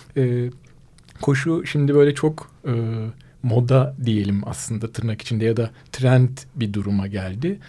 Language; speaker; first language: Turkish; native; Turkish